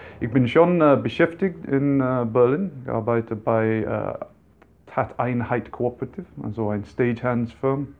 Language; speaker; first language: German; non-native, fluent; English